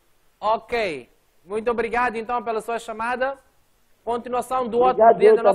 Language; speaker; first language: Portuguese; native; Portuguese